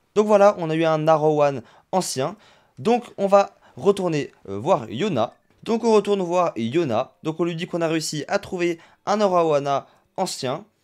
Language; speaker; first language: French; native; French